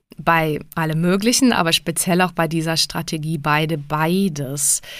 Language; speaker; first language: German; early bilingual, other home language; Czech